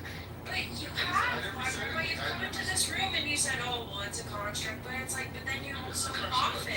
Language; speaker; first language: English; native; English